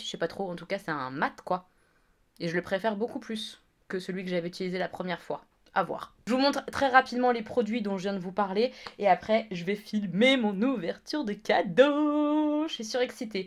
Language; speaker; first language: French; native; French